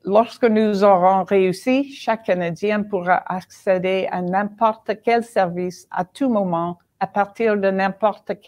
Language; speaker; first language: French; non-native, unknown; English